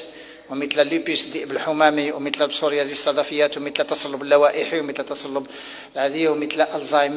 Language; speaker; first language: Arabic; native; Arabic